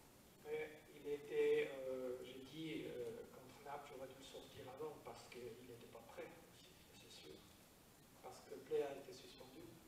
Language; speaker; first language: French; native; French